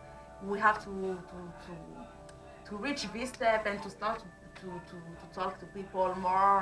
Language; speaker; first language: English; non-native, local second language; French